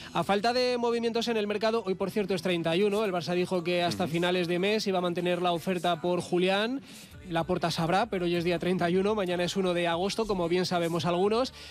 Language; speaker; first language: Spanish; native; Spanish